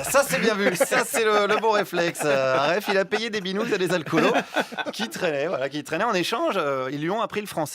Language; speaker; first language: French; native; French